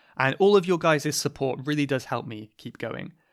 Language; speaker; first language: English; native; English